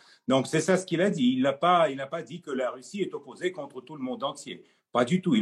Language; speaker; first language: French; non-native, fluent; Russian